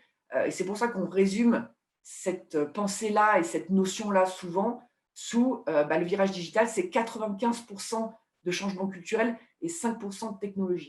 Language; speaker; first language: French; native; French